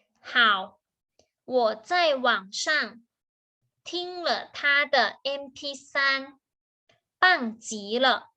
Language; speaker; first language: Chinese; non-native, fluent; Thai